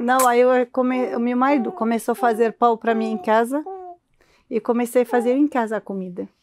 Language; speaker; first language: Portuguese; non-native, learner; Arabic